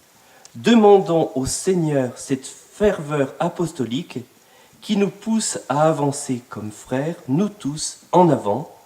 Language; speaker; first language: French; native; French